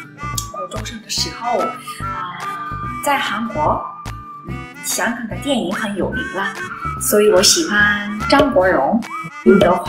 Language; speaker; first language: Chinese; non-native, learner; Korean